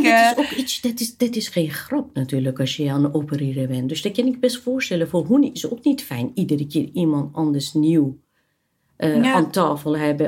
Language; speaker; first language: Dutch; non-native, fluent; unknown